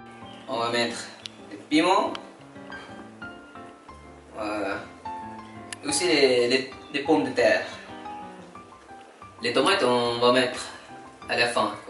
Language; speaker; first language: French; non-native, learner; Malay